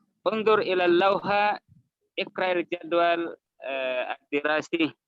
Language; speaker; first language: Arabic; non-native, learner; Indonesian